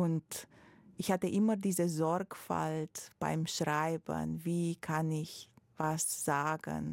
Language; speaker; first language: German; non-native, fluent; Romanian